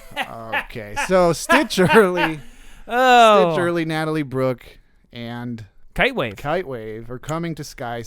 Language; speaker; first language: English; native; English